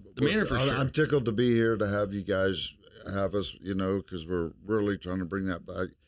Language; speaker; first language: English; native; English